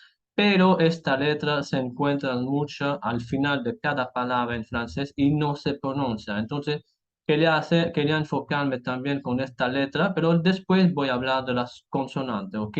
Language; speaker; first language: Spanish; non-native, fluent; French